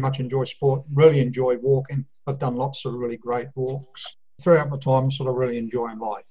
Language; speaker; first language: English; native; English